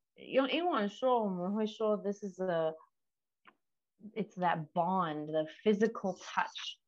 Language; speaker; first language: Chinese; non-native, fluent; English